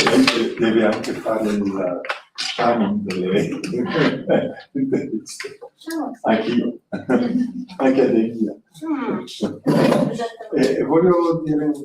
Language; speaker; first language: Italian; non-native, learner; French